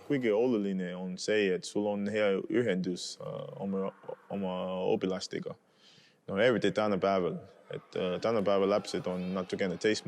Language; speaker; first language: Estonian; non-native, fluent; English